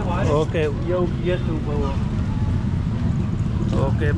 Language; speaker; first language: English; non-native, fluent; Pashto